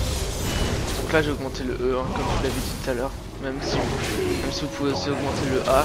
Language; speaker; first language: French; native; French